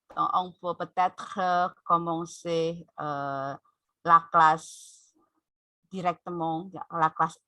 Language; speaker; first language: French; non-native, fluent; Indonesian